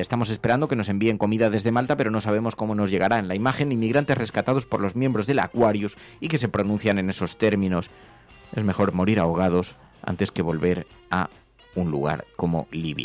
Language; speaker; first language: Spanish; native; Spanish